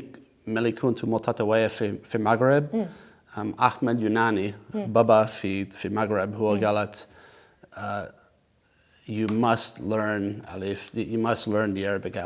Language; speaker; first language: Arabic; non-native, learner; English